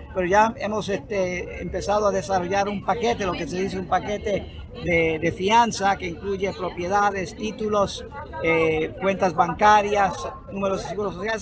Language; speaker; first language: Spanish; non-native, fluent; English